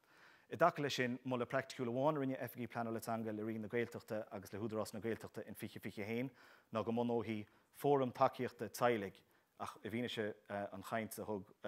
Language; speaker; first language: Irish; native; Irish